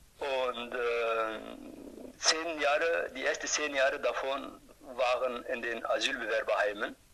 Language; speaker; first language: German; non-native, fluent; Turkish